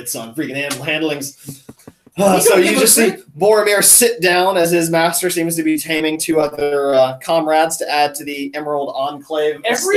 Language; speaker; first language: English; native; English